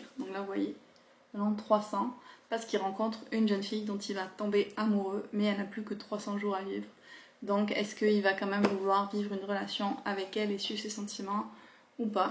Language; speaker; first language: French; native; French